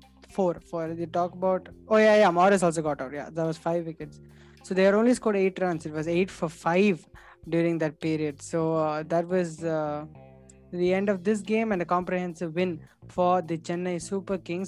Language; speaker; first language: English; non-native, local second language; Tamil